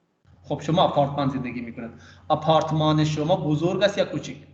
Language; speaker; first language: Persian; non-native, fluent; Urdu